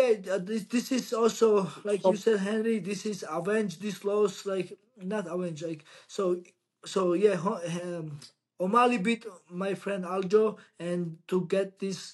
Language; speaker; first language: English; non-native, learner; Georgian